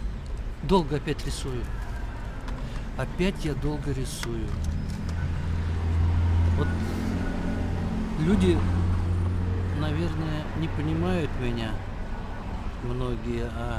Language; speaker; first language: Russian; native; Russian